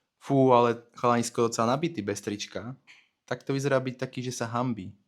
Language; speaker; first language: Slovak; native; Slovak